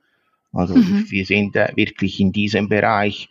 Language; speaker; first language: German; non-native, fluent; Italian